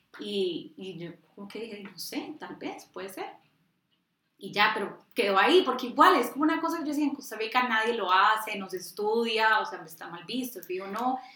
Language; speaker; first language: Spanish; native; Spanish